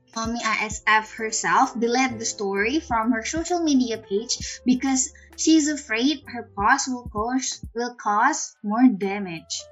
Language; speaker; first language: English; non-native, fluent; Indonesian